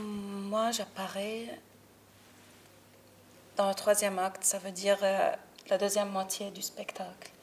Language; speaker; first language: French; non-native, local second language; Arabic